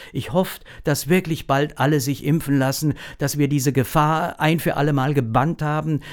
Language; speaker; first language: German; native; German